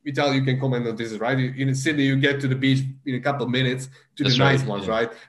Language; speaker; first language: English; non-native, fluent; Slovak